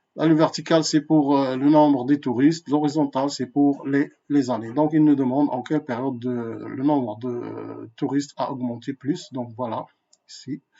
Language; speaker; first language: French; non-native, local second language; Arabic